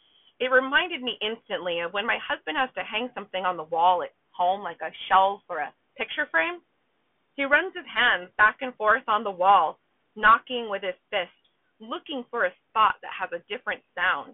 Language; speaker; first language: English; native; English